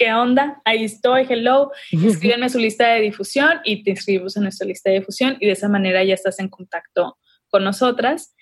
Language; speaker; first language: Spanish; native; Spanish